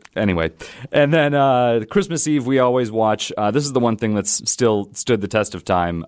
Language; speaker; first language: English; native; English